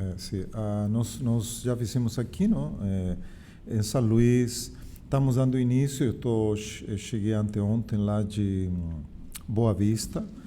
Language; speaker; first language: Portuguese; non-native, fluent; Spanish